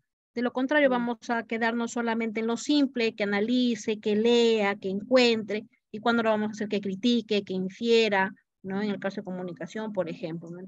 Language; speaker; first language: Spanish; native; Spanish